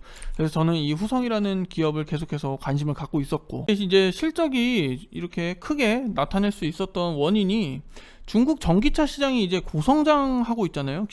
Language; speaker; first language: Korean; native; Korean